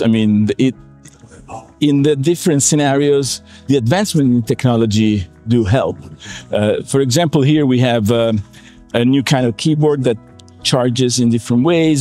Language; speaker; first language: English; non-native, fluent; Italian